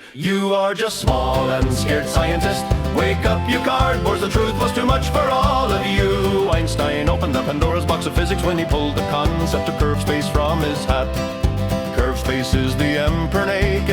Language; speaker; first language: English; non-native, fluent; Finnish